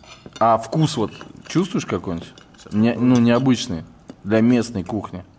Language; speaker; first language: Russian; native; Russian